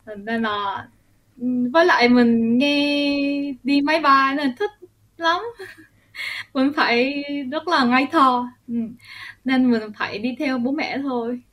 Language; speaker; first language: Vietnamese; early bilingual, other home language; Korean